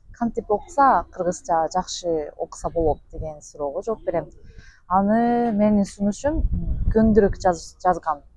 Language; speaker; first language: Kyrgyz; non-native, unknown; Japanese